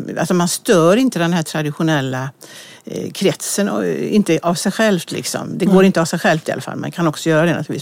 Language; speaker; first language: Swedish; native; Swedish